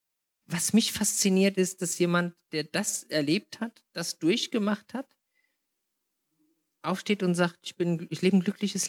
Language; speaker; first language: German; native; German